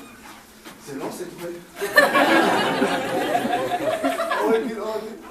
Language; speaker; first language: French; non-native, learner; Spanish